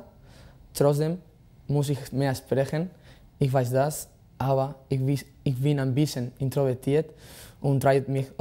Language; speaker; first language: German; non-native, learner; Spanish